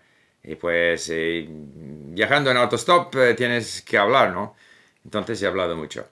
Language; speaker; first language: Spanish; non-native, fluent; English